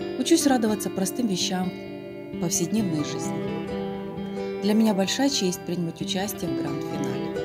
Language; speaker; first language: Russian; native; Russian